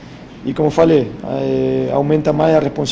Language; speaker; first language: Portuguese; non-native, fluent; Spanish